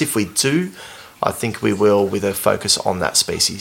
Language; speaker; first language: English; native; English